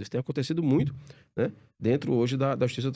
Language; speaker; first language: Portuguese; native; Portuguese